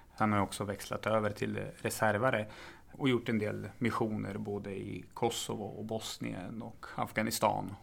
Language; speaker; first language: Swedish; early bilingual, other home language; Serbian